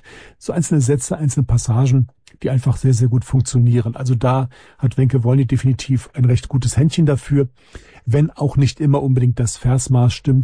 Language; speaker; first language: German; native; German